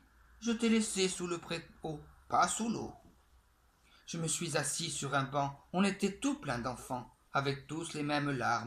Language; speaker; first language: French; native; French